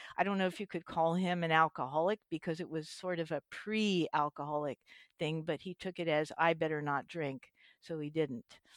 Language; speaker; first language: English; native; English